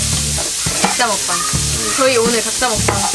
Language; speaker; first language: Korean; non-native, fluent; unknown